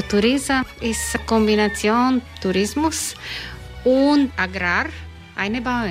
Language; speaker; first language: German; non-native, learner; Croatian